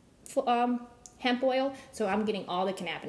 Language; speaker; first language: English; native; English